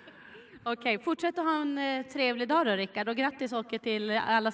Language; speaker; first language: Swedish; native; Swedish